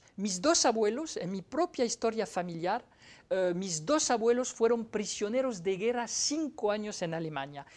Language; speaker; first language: Spanish; non-native, fluent; French